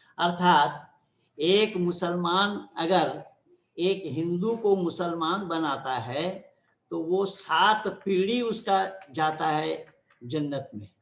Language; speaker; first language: Hindi; non-native, local second language; Bangla